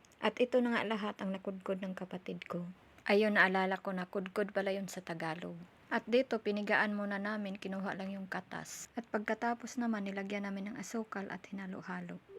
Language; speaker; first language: Filipino; non-native, local second language; Cebuano